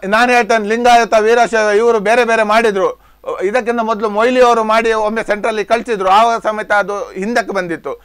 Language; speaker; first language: Kannada; native; Kannada